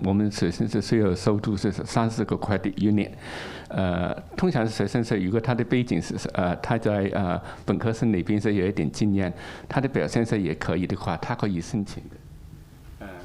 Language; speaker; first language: Chinese; non-native, local second language; Cantonese